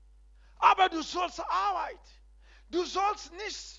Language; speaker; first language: German; non-native, learner; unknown